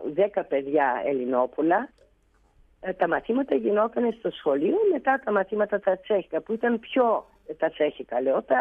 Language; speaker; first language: Greek; early bilingual, heritage; Bulgarian